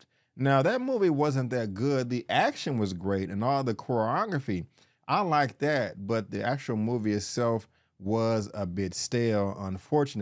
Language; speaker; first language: English; native; English